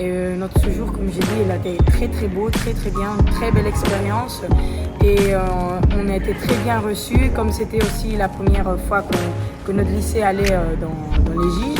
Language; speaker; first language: French; non-native, fluent; Spanish